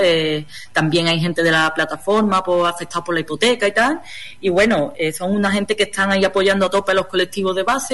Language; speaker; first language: Spanish; native; Spanish